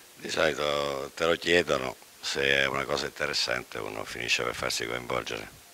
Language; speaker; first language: Italian; native; Italian